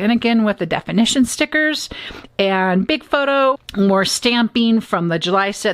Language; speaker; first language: English; native; English